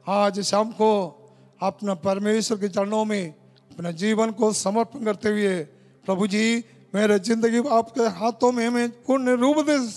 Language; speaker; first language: Hindi; non-native, local second language; Malayalam